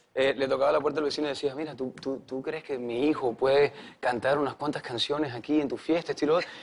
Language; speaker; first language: Spanish; early bilingual, heritage; Spanish